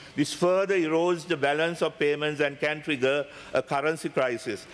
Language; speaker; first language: English; non-native, local second language; Sinhala